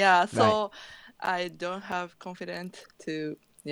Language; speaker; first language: English; non-native, learner; Japanese